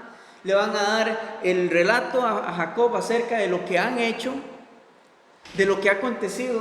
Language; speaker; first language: Spanish; native; Spanish